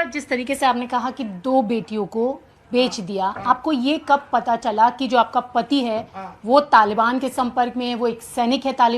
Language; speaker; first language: Hindi; native; Hindi